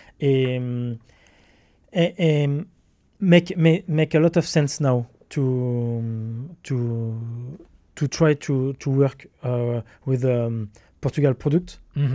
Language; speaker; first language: English; non-native, learner; French